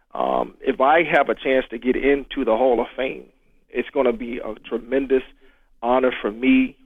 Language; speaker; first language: English; native; English